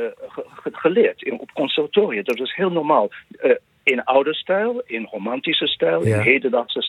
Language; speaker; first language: Dutch; non-native, fluent; English